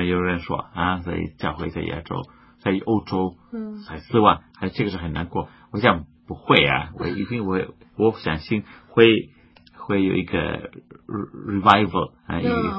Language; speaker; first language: Chinese; non-native, fluent; Spanish